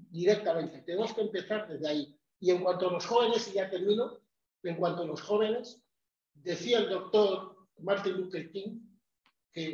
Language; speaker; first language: Spanish; non-native, local second language; Fang